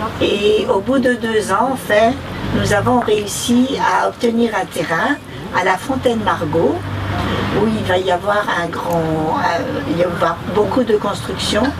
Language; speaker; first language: French; native; French